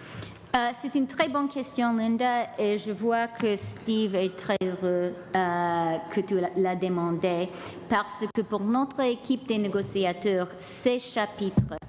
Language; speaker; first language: French; non-native, local second language; English